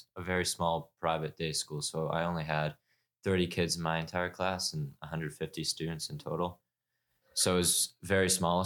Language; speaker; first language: English; native; English